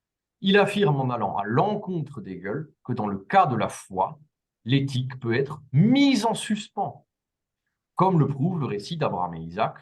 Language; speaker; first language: French; native; French